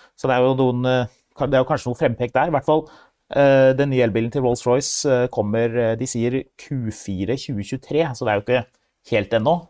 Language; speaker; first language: Norwegian; native; Norwegian